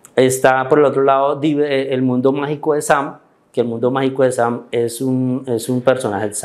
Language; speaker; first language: Spanish; native; Spanish